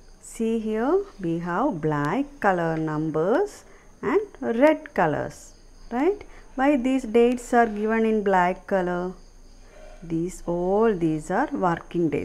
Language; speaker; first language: English; non-native, local second language; Malayalam